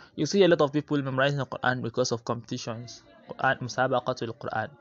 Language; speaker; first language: English; non-native, local second language; Yoruba